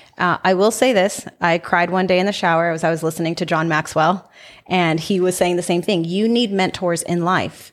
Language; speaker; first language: English; native; English